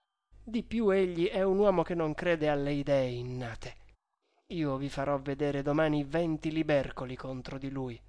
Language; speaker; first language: Italian; native; Italian